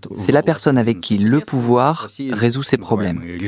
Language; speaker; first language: French; non-native, fluent; Russian